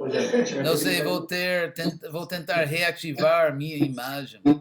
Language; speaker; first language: Portuguese; non-native, fluent; English